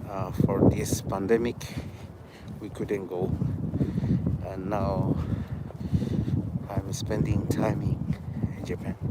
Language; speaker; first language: English; non-native, learner; Spanish